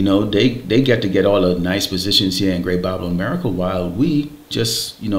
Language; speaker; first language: English; native; English